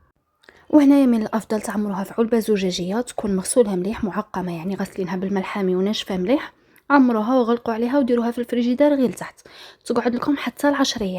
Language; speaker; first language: Arabic; native; Arabic